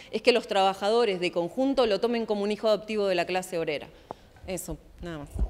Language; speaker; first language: Spanish; native; Spanish